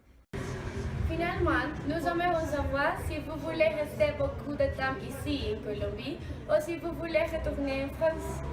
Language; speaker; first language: French; non-native, learner; Spanish